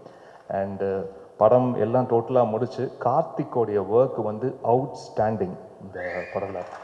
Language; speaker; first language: Tamil; native; Tamil